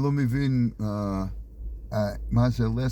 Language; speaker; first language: Hebrew; non-native, fluent; English